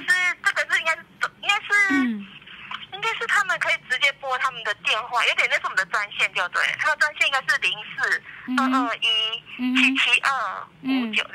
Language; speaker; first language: Chinese; native; Chinese